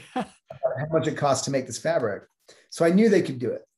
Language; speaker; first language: English; native; English